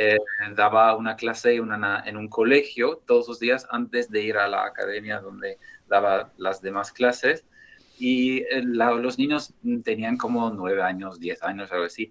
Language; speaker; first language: Spanish; non-native, fluent; English